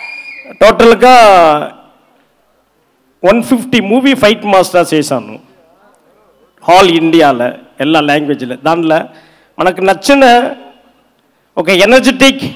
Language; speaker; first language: Telugu; non-native, learner; Tamil